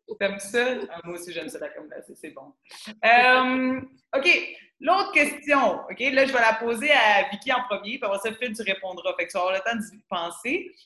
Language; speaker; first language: French; native; French